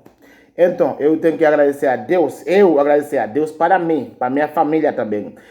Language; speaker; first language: Portuguese; non-native, learner; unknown